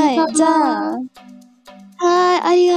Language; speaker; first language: Japanese; non-native, learner; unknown